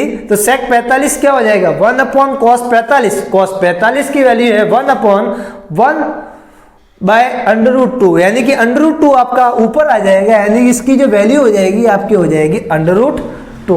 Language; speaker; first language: Hindi; native; Hindi